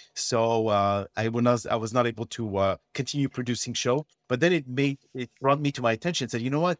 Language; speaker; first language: English; non-native, fluent; French